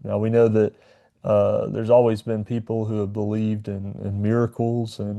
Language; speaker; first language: English; native; English